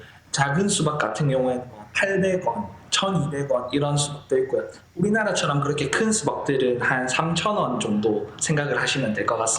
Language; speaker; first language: Korean; native; Korean